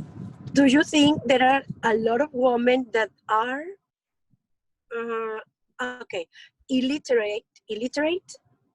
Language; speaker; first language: English; non-native, learner; Spanish